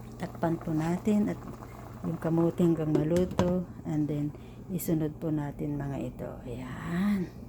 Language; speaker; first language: Filipino; non-native, local second language; Iloko